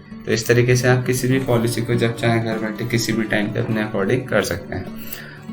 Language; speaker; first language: Hindi; native; Hindi